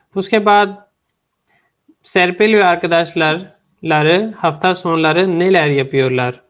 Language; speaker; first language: Turkish; non-native, fluent; Urdu